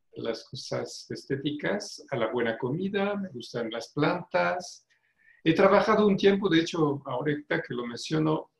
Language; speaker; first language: Spanish; non-native, fluent; French